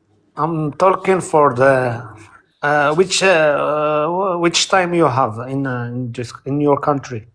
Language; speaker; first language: English; non-native, learner; Arabic